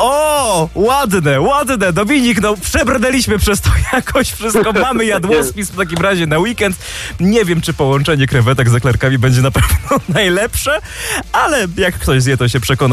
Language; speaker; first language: Polish; native; Polish